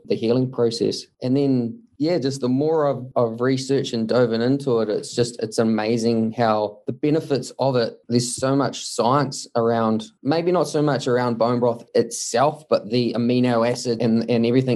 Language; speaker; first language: English; native; English